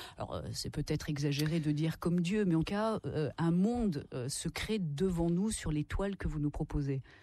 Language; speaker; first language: French; native; French